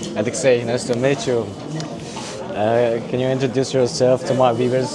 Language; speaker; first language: English; non-native, fluent; Mongolian